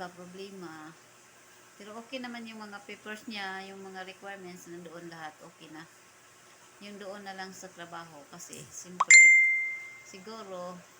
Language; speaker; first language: Filipino; non-native, local second language; Cebuano